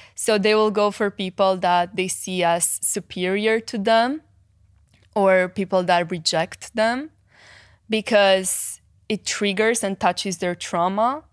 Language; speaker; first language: English; non-native, fluent; Romanian